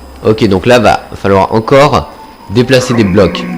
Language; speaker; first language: French; native; French